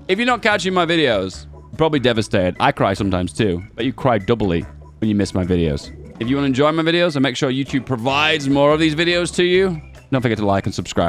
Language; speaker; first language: English; native; English